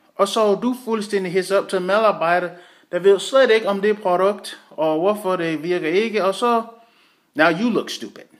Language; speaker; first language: Danish; non-native, fluent; English